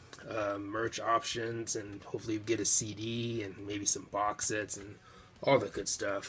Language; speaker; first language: English; native; English